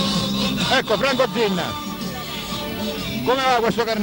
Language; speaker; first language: Italian; native; Italian